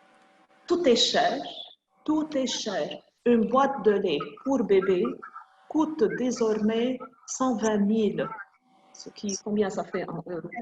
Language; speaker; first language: French; non-native, local second language; Arabic